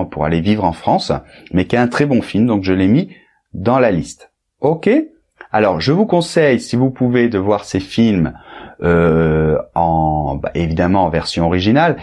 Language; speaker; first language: French; native; French